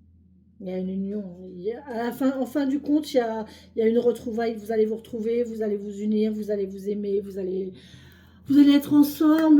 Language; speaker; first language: French; native; French